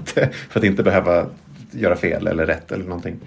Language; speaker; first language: Swedish; native; Swedish